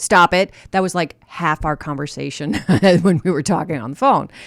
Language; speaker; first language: English; native; English